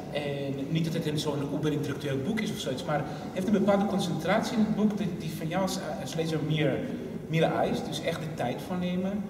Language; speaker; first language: Dutch; non-native, fluent; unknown